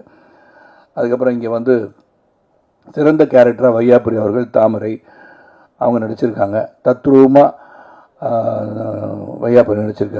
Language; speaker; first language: Tamil; native; Tamil